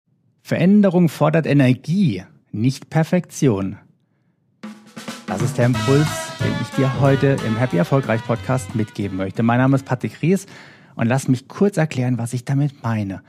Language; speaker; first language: German; native; German